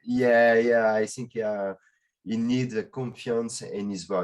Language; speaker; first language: English; non-native, learner; French